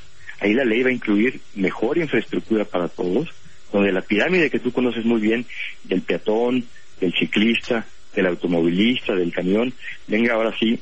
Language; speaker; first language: Spanish; native; Spanish